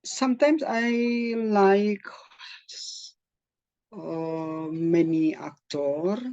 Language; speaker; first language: English; non-native, learner; Indonesian